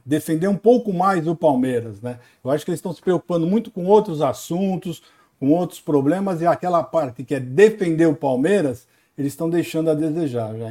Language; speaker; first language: Portuguese; native; Portuguese